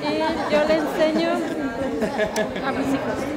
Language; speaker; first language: Spanish; native; Spanish